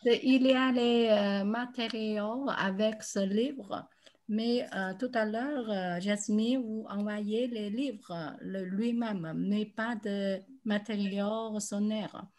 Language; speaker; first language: French; non-native, learner; Chinese